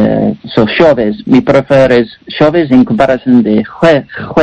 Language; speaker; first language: Spanish; non-native, learner; English